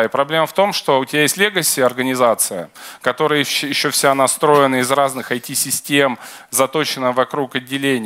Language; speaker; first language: Russian; native; Russian